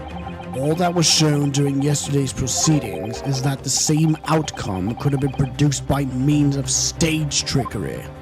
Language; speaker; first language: English; native; English